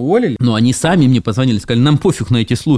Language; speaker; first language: Russian; native; Russian